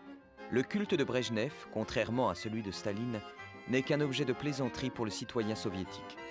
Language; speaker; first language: French; native; French